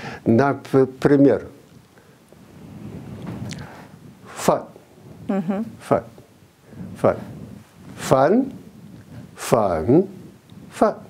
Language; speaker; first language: Russian; non-native, fluent; Chinese